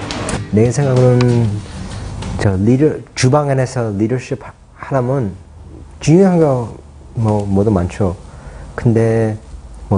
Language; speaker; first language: Korean; early bilingual, heritage; Korean